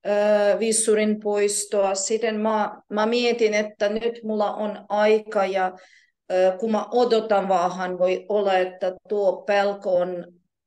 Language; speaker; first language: Finnish; non-native, learner; Ukrainian